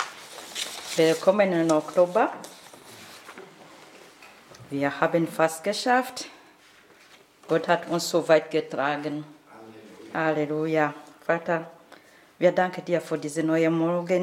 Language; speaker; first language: German; non-native, fluent; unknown